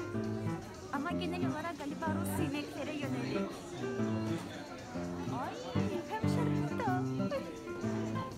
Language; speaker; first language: Turkish; non-native, learner; Russian